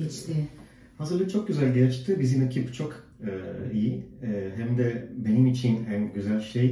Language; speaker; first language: Turkish; non-native, fluent; Italian